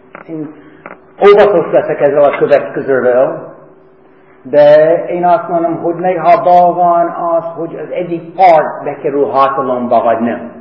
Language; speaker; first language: Hungarian; non-native, fluent; English